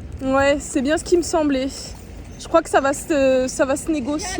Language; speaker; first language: French; native; French